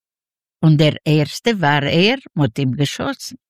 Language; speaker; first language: German; non-native, learner; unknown